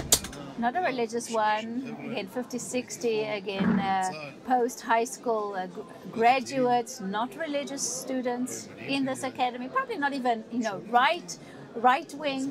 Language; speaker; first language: English; non-native, fluent; Hebrew